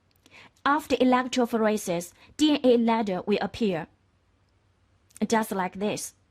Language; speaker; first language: English; non-native, fluent; Chinese